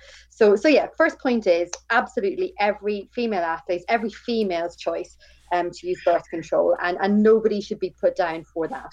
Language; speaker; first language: English; native; English